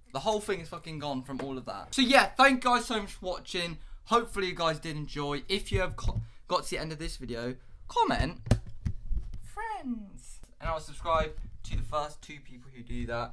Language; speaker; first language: English; native; English